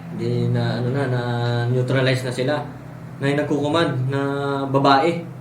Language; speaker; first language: Filipino; native; Filipino